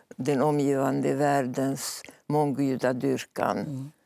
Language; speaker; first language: Swedish; non-native, fluent; Hungarian